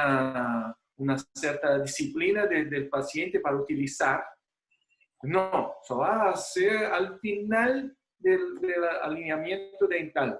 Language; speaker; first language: Spanish; non-native, fluent; Portuguese